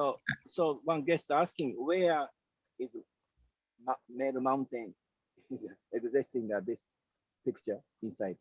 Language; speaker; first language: English; non-native, learner; Japanese